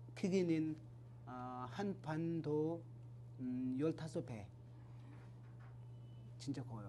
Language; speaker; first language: Korean; non-native, learner; Tibetan